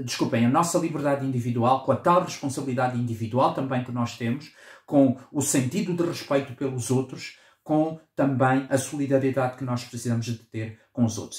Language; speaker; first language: Portuguese; native; Portuguese